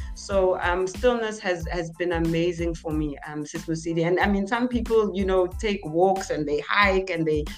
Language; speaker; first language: English; non-native, local second language; Zulu